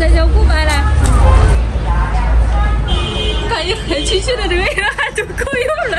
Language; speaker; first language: Chinese; native; Chinese